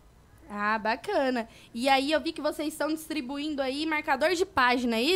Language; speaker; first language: Portuguese; native; Portuguese